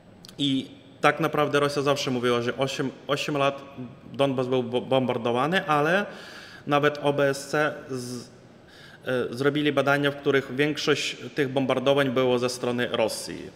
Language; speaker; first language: Polish; non-native, fluent; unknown